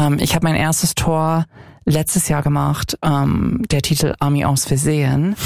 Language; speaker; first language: German; non-native, fluent; English